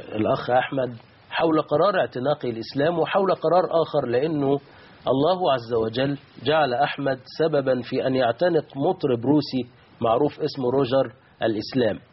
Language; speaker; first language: Arabic; native; Arabic